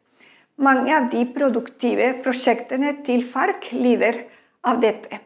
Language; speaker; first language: Norwegian; non-native, fluent; Spanish